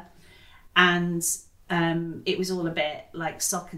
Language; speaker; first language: English; native; English